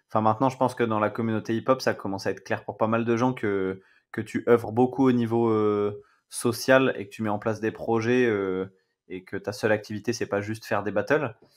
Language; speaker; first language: French; native; French